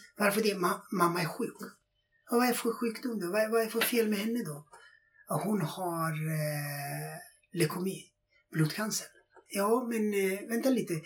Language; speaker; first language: Swedish; non-native, fluent; Persian